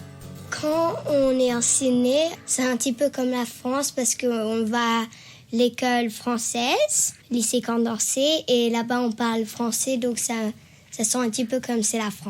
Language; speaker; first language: French; early bilingual, heritage; French